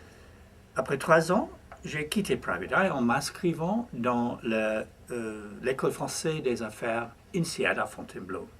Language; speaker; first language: French; non-native, fluent; English